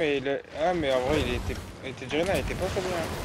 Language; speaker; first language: French; native; French